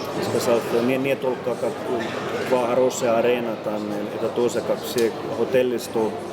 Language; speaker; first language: Russian; non-native, learner; Finnish